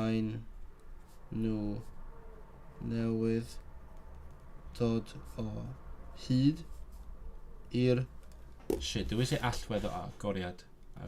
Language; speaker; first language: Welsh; non-native, learner; Cantonese